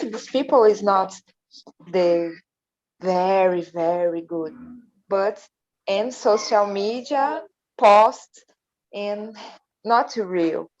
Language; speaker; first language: English; non-native, learner; Portuguese